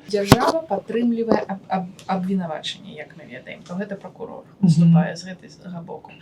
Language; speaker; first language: Belarusian; non-native, local second language; Russian